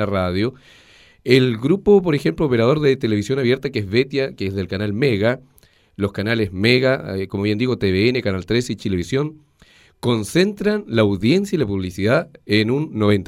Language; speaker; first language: Spanish; native; Spanish